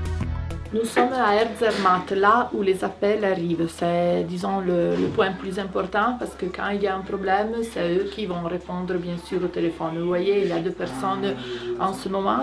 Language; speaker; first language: French; non-native, fluent; Italian